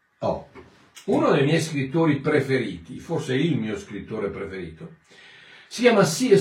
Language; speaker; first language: Italian; native; Italian